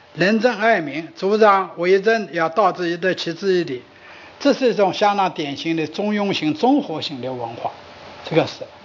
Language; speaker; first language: Chinese; native; Chinese